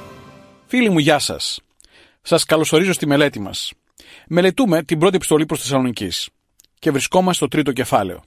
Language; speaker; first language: Greek; native; Greek